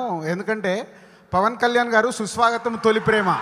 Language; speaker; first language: Telugu; native; Telugu